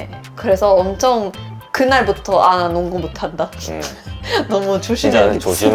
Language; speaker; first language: Korean; non-native, fluent; Swedish